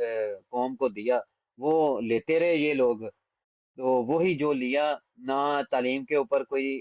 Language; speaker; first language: Hindi; non-native, local second language; Punjabi